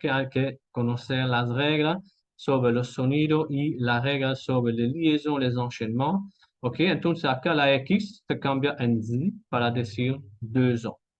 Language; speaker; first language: Spanish; non-native, fluent; French